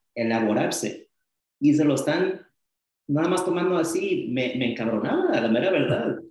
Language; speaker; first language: Spanish; early bilingual, heritage; Spanish